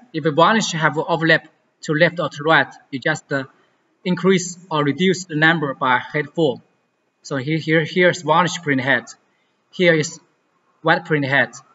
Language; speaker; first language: English; non-native, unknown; Chinese